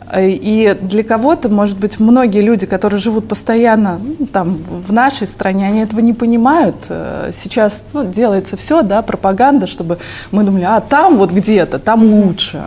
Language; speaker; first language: Russian; native; Russian